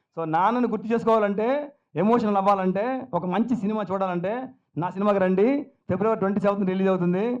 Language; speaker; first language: Telugu; native; Telugu